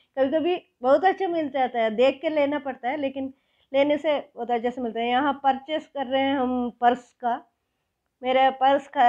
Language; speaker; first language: Hindi; non-native, local second language; Kannada